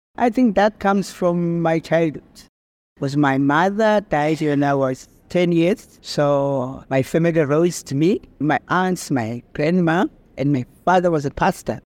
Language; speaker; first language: English; non-native, local second language; Xhosa